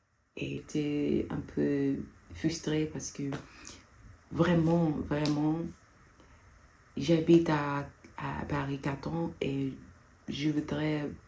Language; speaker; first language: French; non-native, learner; English